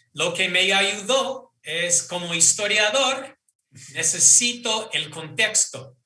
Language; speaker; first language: Spanish; non-native, fluent; English